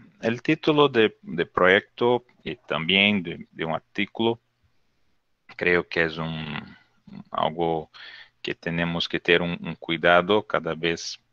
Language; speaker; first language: Spanish; non-native, learner; Portuguese